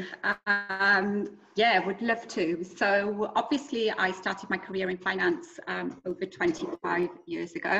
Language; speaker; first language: English; native; English